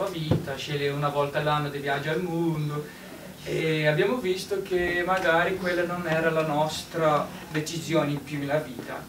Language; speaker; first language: Italian; non-native, learner; Portuguese